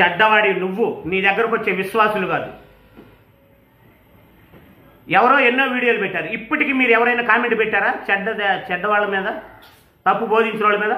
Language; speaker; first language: Telugu; native; Telugu